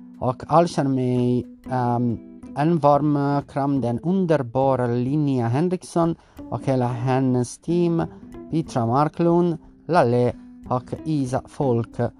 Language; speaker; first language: Swedish; non-native, learner; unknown